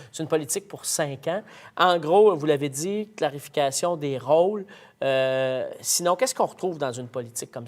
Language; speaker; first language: French; native; French